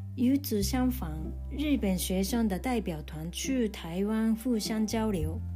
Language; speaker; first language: Chinese; non-native, fluent; Japanese